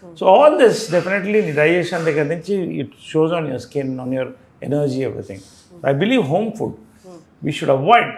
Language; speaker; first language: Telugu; native; Telugu